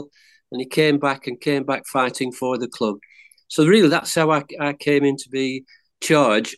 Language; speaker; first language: English; native; English